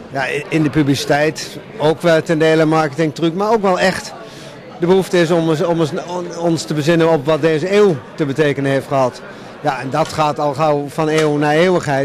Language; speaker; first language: Dutch; native; Dutch